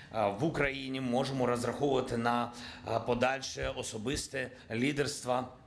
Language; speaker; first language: Ukrainian; non-native, local second language; Russian